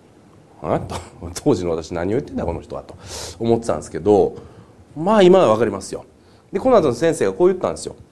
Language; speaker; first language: Japanese; native; Japanese